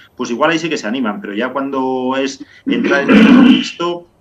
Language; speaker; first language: Spanish; native; Spanish